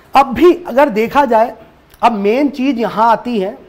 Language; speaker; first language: Hindi; native; Hindi